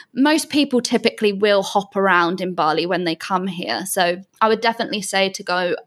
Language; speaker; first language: English; native; English